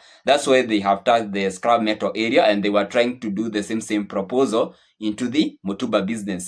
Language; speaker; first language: English; non-native, local second language; Swahili